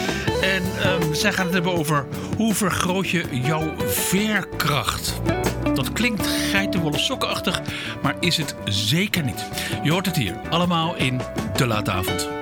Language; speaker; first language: Dutch; native; Dutch